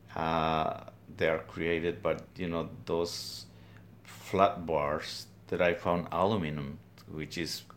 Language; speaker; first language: English; non-native, fluent; Spanish